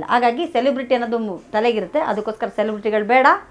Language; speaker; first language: Kannada; native; Kannada